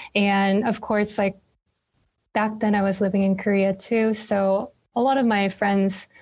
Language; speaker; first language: English; non-native, fluent; Korean